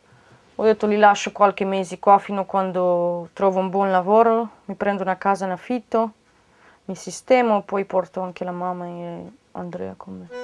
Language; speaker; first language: Italian; non-native, fluent; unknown